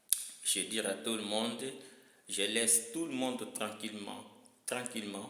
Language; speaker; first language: French; non-native, learner; Lingala